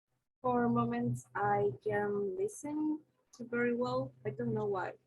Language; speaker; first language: English; non-native, learner; Spanish